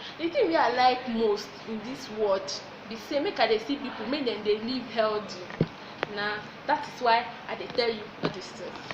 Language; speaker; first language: Nigerian Pidgin; non-native, local second language; Yoruba